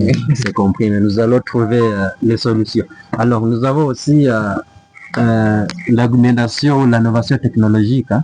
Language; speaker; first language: French; non-native, learner; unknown